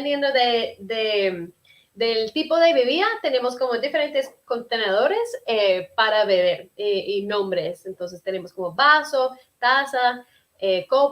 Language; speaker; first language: Spanish; non-native, fluent; English